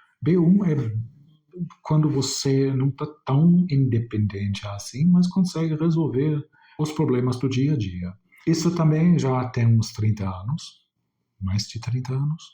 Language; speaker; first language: Portuguese; non-native, fluent; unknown